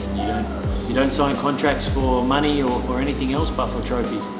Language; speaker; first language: English; native; English